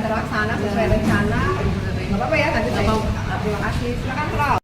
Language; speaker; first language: Malay; native; Malay